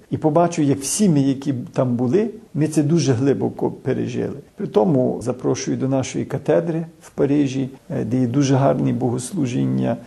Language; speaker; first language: Ukrainian; early bilingual, heritage; Ukrainian